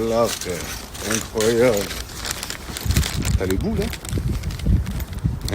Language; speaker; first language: French; native; French